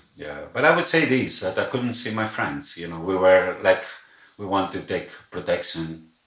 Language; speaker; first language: English; non-native, fluent; Greek